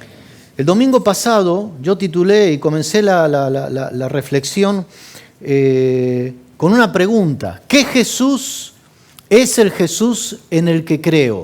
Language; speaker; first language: Spanish; native; Spanish